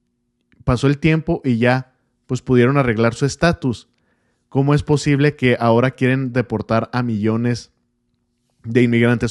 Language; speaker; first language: Spanish; native; Spanish